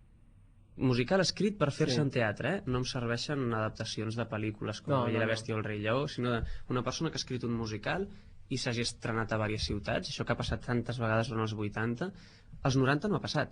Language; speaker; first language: Catalan; native; Catalan